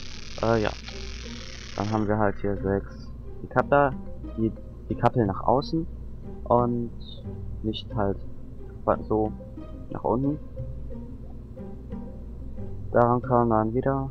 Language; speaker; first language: German; native; German